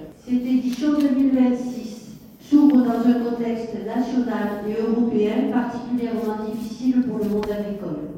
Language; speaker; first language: French; native; French